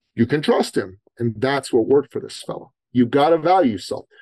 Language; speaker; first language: English; early bilingual, other home language; Persian